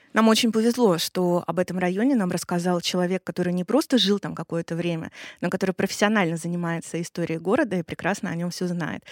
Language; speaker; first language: Russian; native; Russian